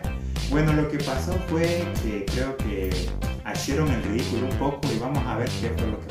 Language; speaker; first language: Spanish; native; Spanish